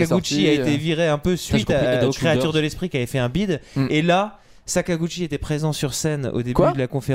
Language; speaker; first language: French; native; French